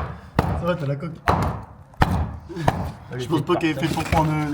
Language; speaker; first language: French; native; French